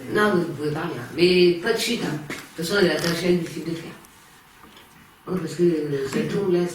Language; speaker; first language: French; native; French